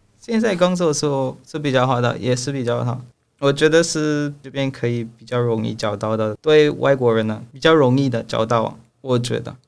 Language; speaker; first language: Chinese; non-native, learner; Spanish